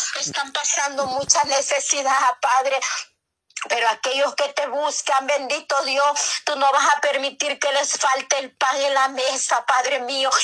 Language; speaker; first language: Spanish; native; Spanish